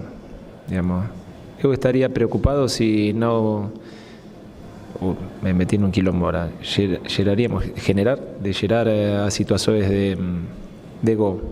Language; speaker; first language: Portuguese; non-native, fluent; Spanish